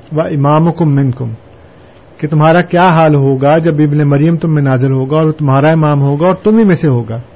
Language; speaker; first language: Urdu; non-native, local second language; Punjabi